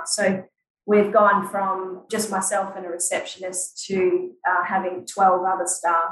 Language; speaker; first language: English; native; English